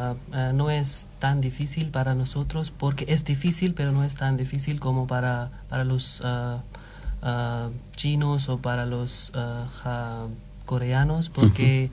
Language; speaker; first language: Spanish; non-native, fluent; Hindi